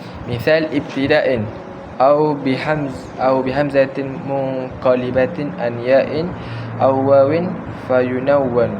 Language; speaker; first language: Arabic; non-native, learner; Malay